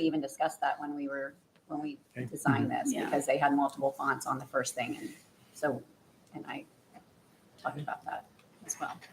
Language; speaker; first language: English; native; English